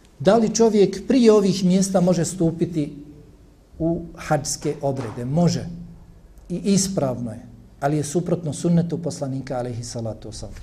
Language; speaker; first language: Bosnian; native; Bosnian